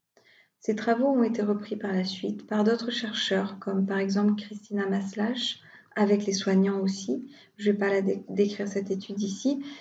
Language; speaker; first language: French; native; French